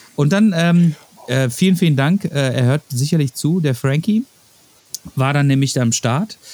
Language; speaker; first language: German; native; German